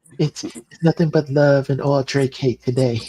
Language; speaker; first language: English; native; English